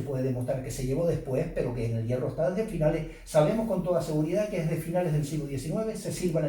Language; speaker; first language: Spanish; native; Spanish